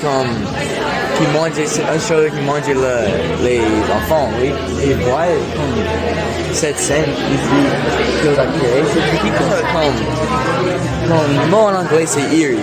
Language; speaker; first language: French; non-native, learner; English